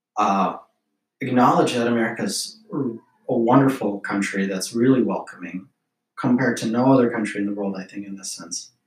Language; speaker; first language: English; early bilingual, other home language; Slovak